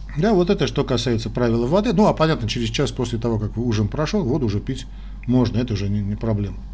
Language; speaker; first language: Russian; non-native, local second language; Armenian